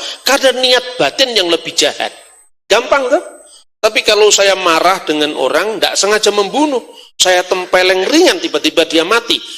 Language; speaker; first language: Indonesian; non-native, local second language; Javanese